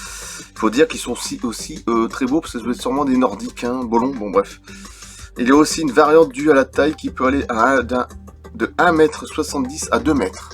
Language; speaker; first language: French; native; French